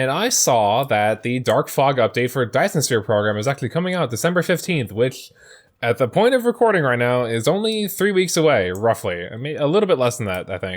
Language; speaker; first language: English; native; English